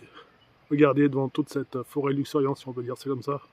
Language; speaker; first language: French; native; French